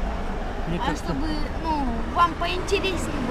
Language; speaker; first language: Russian; non-native, learner; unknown